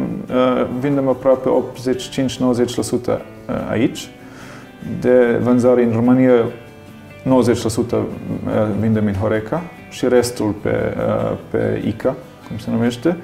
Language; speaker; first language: Romanian; non-native, learner; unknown